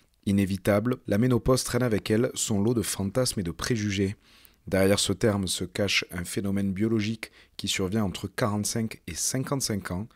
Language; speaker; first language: French; native; French